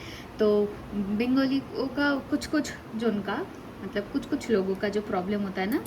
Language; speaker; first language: Hindi; non-native, local second language; Bangla